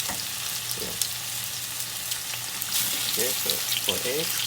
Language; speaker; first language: English; non-native, fluent; Indonesian